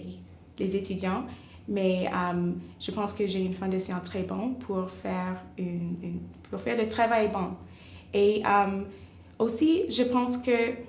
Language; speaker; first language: French; non-native, local second language; English